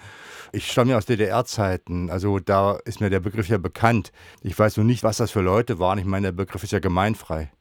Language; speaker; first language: German; native; German